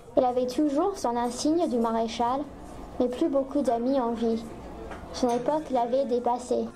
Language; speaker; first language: French; non-native, fluent; English